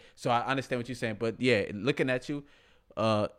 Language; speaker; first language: English; early bilingual, other home language; Somali